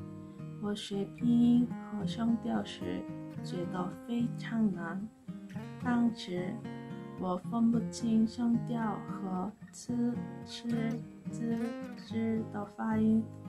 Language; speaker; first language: Chinese; non-native, learner; Korean